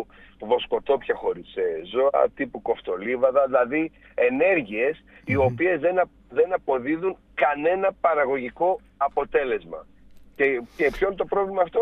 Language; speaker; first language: Greek; native; Greek